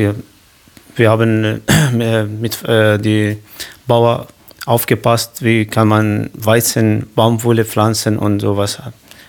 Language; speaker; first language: German; non-native, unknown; Kurdish